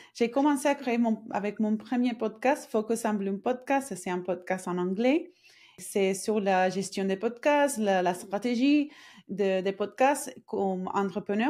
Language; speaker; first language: French; non-native, fluent; Spanish